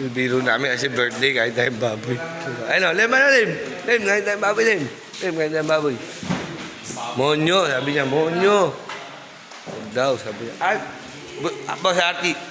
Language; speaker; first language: Filipino; native; Filipino